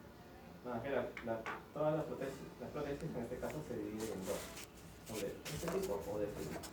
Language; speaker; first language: Spanish; native; Spanish